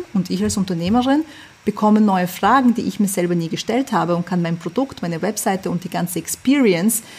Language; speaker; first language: German; early bilingual, other home language; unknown